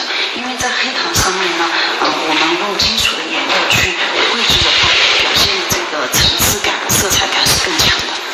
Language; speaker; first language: Chinese; non-native, local second language; Tibetan